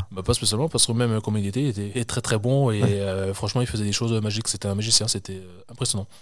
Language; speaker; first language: French; native; French